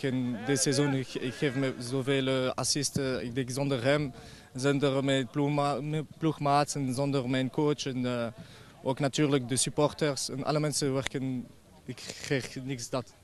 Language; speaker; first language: Dutch; non-native, learner; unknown